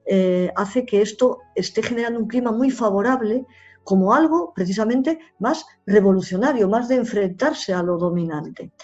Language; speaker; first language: Spanish; native; Spanish